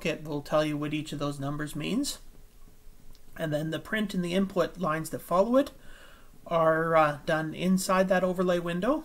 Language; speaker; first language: English; native; English